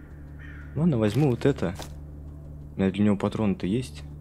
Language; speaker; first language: Russian; native; Russian